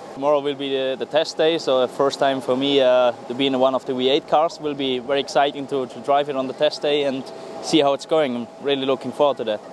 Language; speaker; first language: English; non-native, fluent; German